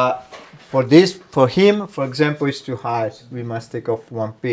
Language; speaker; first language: English; non-native, learner; Italian